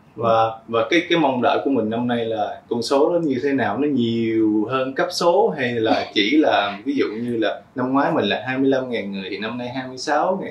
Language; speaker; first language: Vietnamese; early bilingual, heritage; Vietnamese